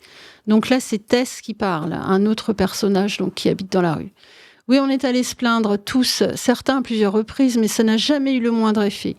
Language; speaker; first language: French; native; French